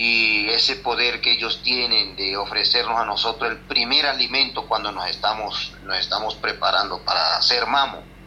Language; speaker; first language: Spanish; non-native, local second language; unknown